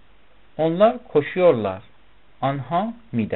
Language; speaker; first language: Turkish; non-native, fluent; Persian